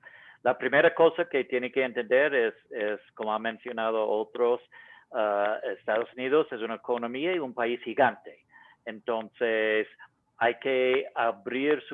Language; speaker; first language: Spanish; non-native, fluent; English